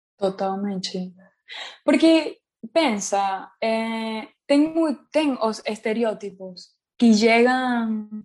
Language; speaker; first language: Portuguese; non-native, learner; Spanish